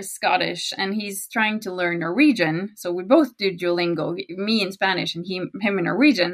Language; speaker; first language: English; non-native, fluent; Norwegian